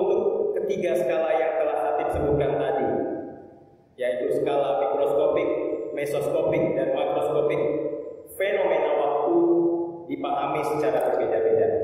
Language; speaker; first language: Indonesian; native; Indonesian